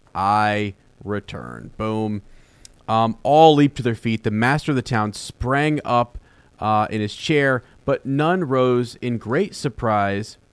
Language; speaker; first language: English; native; English